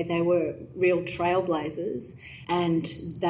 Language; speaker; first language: English; native; English